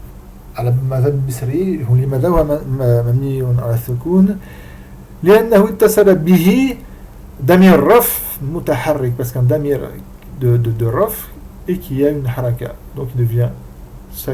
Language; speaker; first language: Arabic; non-native, fluent; French